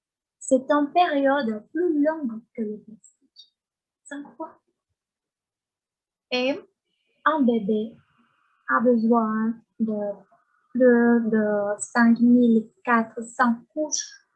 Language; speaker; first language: French; non-native, learner; Spanish